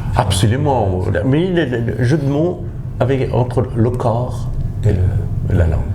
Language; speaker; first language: French; non-native, fluent; Persian